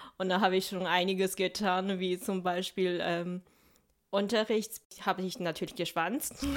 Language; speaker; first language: German; non-native, fluent; Chinese